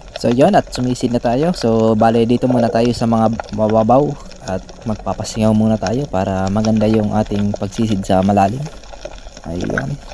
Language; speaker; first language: Filipino; non-native, local second language; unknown